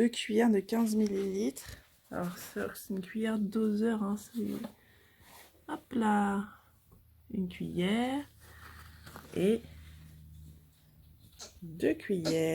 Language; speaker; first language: French; native; French